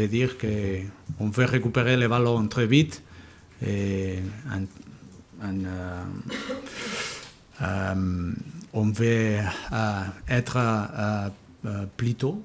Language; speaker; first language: French; non-native, learner; Spanish